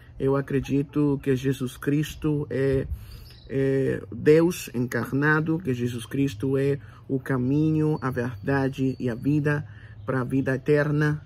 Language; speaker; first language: Portuguese; non-native, fluent; Spanish